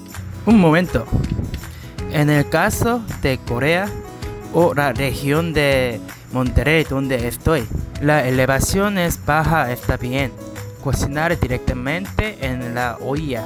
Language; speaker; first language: Spanish; non-native, learner; Korean